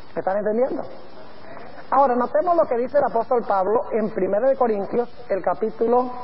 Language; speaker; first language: Spanish; early bilingual, other home language; English